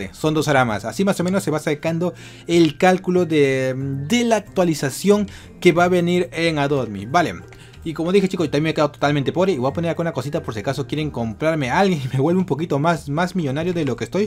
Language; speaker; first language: Spanish; native; Spanish